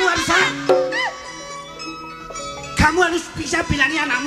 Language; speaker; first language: Indonesian; non-native, local second language; Javanese